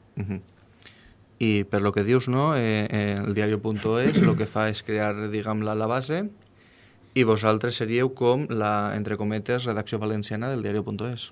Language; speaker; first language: Catalan; native; Catalan